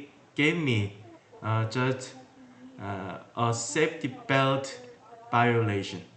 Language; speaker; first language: English; non-native, learner; Korean